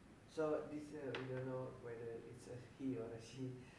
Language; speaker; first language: English; non-native, fluent; Indonesian